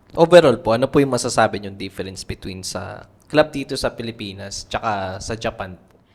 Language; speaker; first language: Filipino; native; Filipino